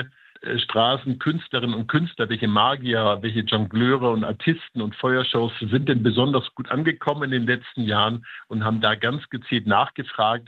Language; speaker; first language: German; native; German